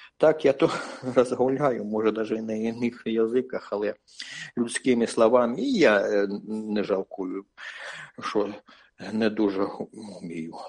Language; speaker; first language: Ukrainian; non-native, local second language; Russian